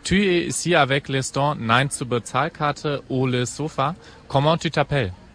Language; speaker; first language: French; non-native, fluent; German